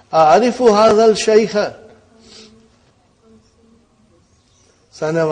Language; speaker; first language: Arabic; non-native, fluent; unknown